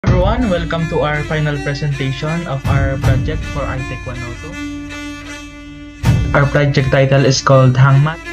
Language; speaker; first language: English; non-native, local second language; Filipino